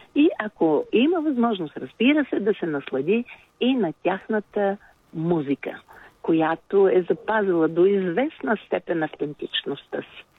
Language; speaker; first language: Bulgarian; native; Bulgarian